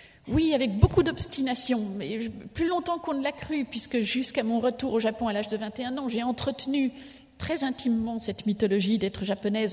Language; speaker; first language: French; native; French